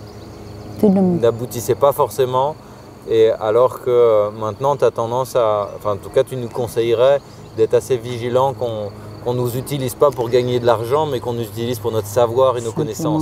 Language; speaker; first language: French; native; French